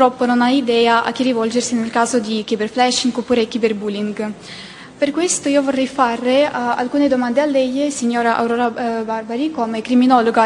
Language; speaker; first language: Italian; non-native, fluent; Ukrainian